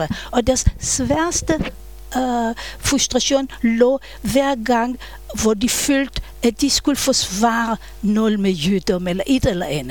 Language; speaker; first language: Danish; non-native, fluent; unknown